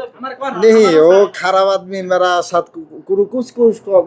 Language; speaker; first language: Hindi; non-native, learner; Bangla